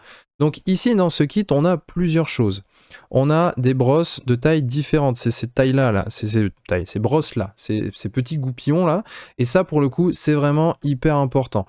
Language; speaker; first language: French; native; French